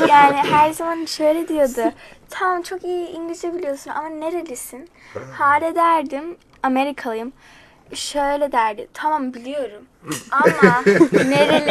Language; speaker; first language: Turkish; non-native, learner; English